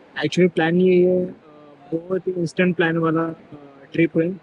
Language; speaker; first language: Hindi; non-native, local second language; Marathi